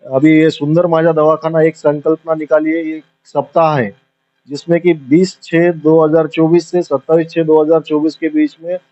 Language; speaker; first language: Hindi; non-native, local second language; Marathi